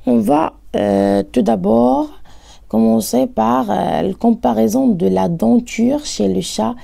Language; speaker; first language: French; non-native, local second language; Arabic